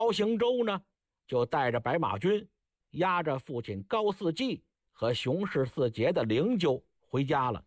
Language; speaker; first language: Chinese; native; Chinese